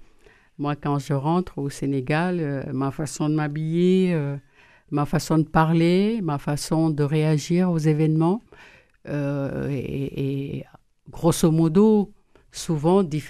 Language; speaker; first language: French; non-native, local second language; Wolof